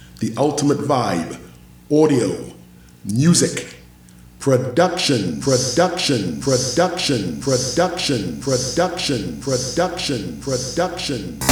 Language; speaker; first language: English; native; English